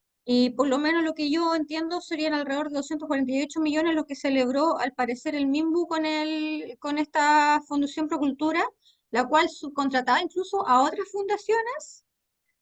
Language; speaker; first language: Spanish; native; Spanish